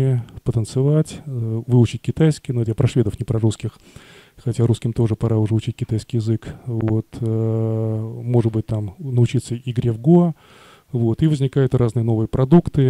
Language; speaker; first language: Russian; native; Russian